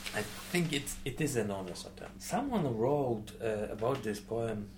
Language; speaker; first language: English; non-native, fluent; Polish